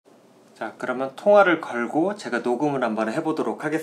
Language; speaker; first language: Korean; native; Korean